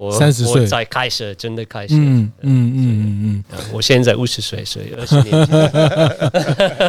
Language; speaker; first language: Chinese; non-native, learner; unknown